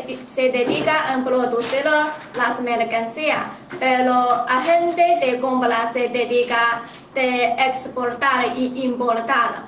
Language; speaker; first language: Spanish; non-native, learner; Chinese